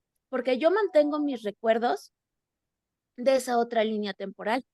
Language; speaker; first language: Spanish; native; Spanish